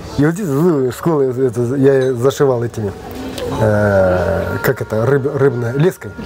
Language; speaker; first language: Russian; non-native, local second language; Kazakh